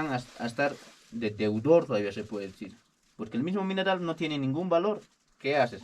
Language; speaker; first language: Spanish; native; Spanish